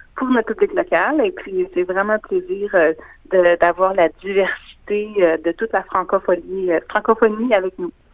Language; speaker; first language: French; native; French